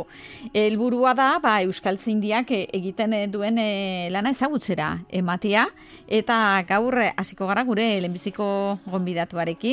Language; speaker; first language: Basque; native; Basque